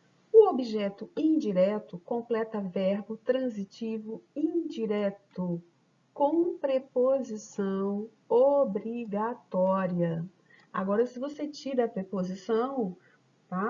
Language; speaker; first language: Portuguese; native; Portuguese